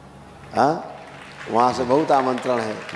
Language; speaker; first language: Hindi; native; Hindi